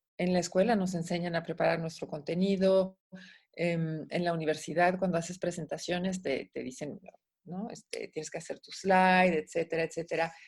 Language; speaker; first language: Spanish; non-native, fluent; French